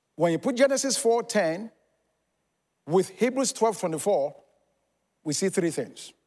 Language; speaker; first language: English; non-native, local second language; Yoruba